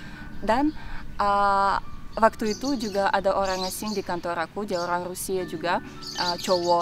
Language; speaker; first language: Indonesian; non-native, fluent; Russian